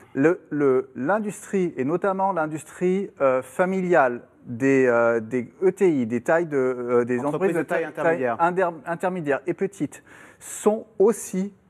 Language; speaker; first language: French; non-native, fluent; German